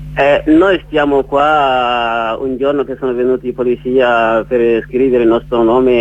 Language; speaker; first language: Italian; non-native, learner; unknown